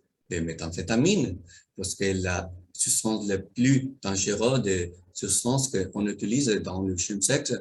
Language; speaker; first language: French; non-native, learner; Spanish